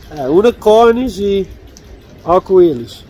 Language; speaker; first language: Portuguese; non-native, learner; English